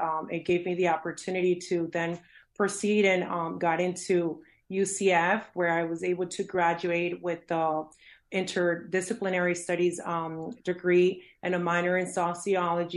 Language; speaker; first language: English; early bilingual, other home language; Spanish